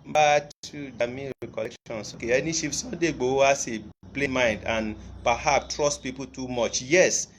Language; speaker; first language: English; non-native, local second language; Yoruba